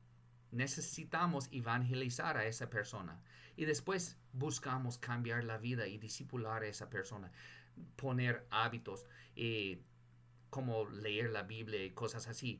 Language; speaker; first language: Spanish; non-native, fluent; English